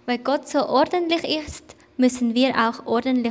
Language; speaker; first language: German; non-native, fluent; Thai